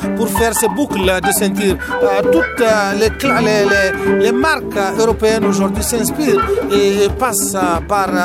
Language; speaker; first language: French; non-native, local second language; Tamasheq